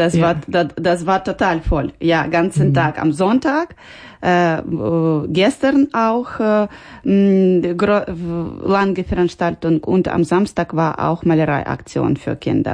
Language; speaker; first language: German; non-native, learner; Ukrainian